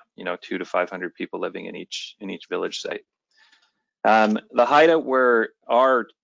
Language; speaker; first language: English; native; English